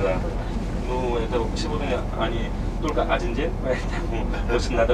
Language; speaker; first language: Russian; non-native, learner; Korean